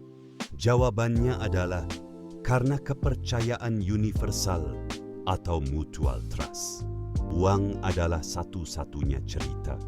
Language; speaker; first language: Indonesian; native; Indonesian